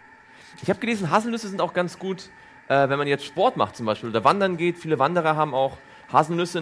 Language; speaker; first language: German; native; German